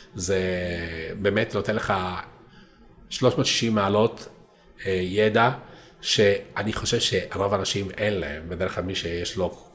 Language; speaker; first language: Hebrew; non-native, fluent; Italian